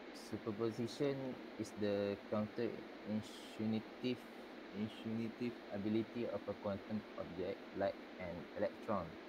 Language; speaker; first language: English; non-native, local second language; Malay